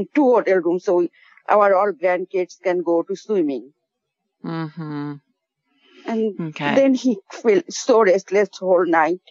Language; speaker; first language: English; non-native, local second language; Bangla